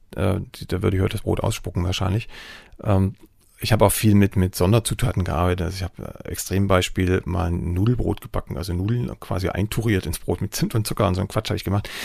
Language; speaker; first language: German; native; German